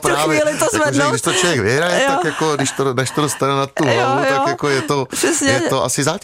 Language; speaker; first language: Czech; native; Czech